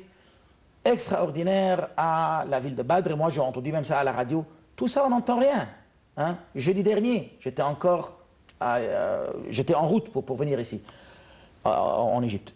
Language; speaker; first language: French; non-native, fluent; Arabic